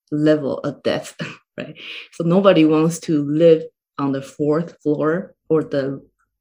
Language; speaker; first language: English; non-native, fluent; Chinese